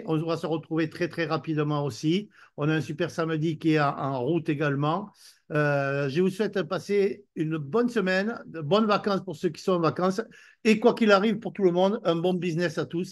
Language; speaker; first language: French; native; French